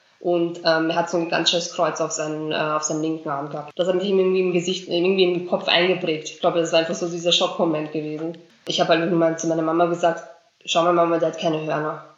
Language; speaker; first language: German; early bilingual, other home language; Bosnian